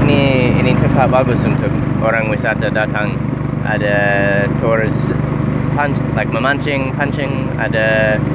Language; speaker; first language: Indonesian; non-native, learner; English